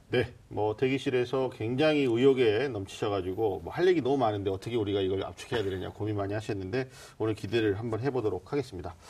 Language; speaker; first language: Korean; native; Korean